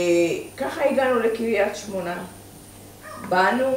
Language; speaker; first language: Hebrew; early bilingual, other home language; Persian